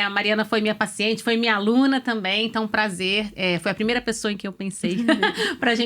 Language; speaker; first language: Portuguese; native; Portuguese